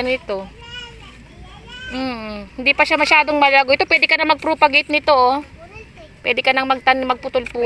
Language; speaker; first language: Filipino; native; Filipino